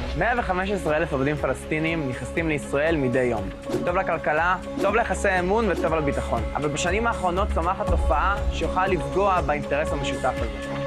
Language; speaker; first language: Hebrew; native; Hebrew